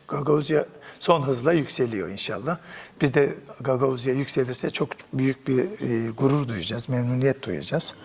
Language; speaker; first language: Turkish; native; Turkish